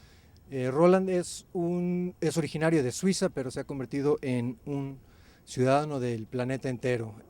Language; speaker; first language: Spanish; native; Spanish